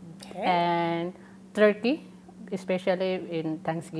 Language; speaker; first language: English; non-native, local second language; Waray